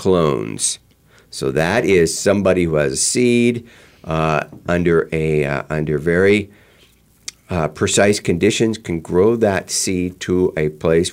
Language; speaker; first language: English; native; English